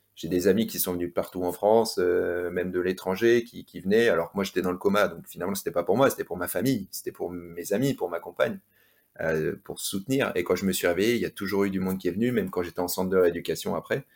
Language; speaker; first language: French; native; French